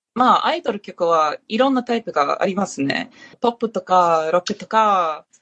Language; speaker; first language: Japanese; non-native, learner; English